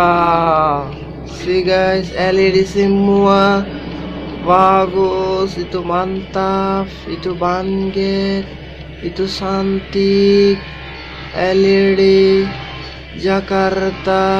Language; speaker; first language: Indonesian; non-native, learner; Bangla